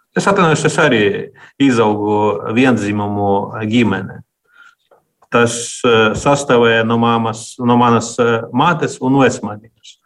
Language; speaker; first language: Latvian; non-native, local second language; Russian